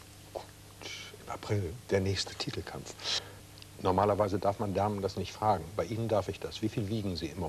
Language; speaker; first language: German; native; German